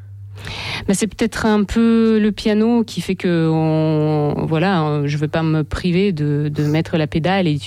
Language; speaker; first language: French; non-native, fluent; Russian